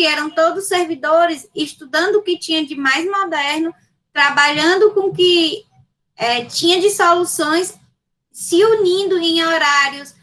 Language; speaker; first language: Portuguese; native; Portuguese